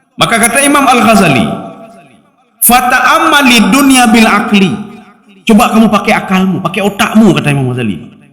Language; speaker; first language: Indonesian; native; Indonesian